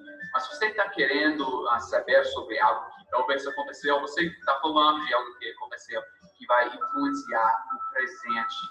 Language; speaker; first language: Portuguese; non-native, fluent; English